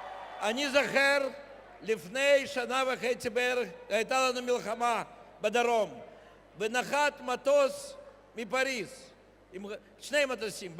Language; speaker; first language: Hebrew; non-native, fluent; Russian